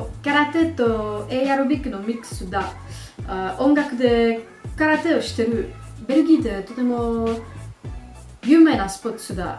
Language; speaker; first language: Japanese; non-native, learner; French